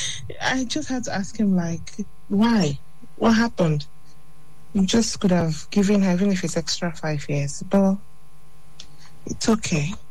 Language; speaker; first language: English; non-native, local second language; Igbo